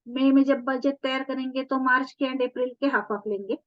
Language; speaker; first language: Hindi; non-native, local second language; Marathi